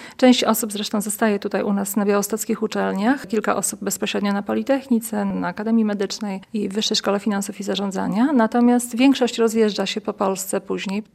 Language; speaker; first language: Polish; native; Polish